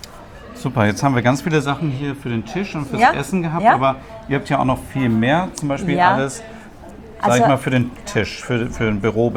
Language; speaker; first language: German; native; German